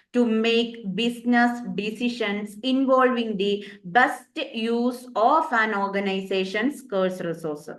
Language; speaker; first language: English; non-native, local second language; Malayalam